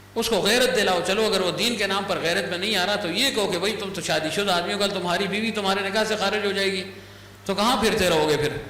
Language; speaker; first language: Urdu; non-native, local second language; Pashto